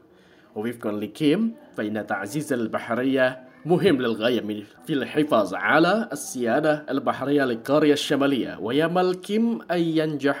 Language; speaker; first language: Arabic; non-native, fluent; Indonesian